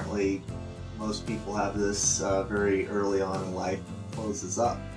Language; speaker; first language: English; native; English